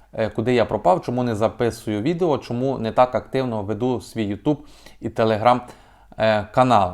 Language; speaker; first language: Ukrainian; native; Ukrainian